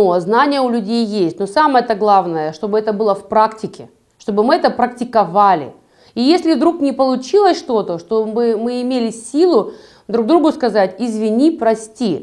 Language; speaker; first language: Russian; native; Russian